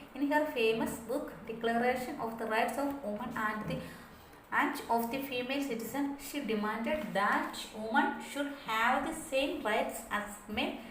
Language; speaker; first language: English; non-native, local second language; Malayalam